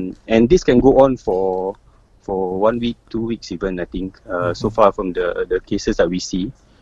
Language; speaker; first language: English; non-native, local second language; Malay